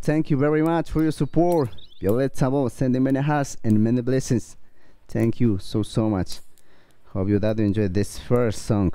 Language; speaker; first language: English; non-native, learner; Spanish